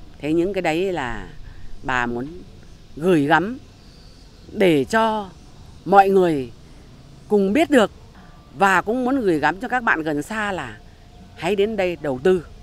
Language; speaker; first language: Vietnamese; non-native, local second language; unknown